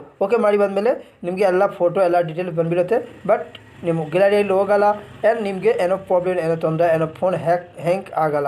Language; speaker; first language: Kannada; non-native, local second language; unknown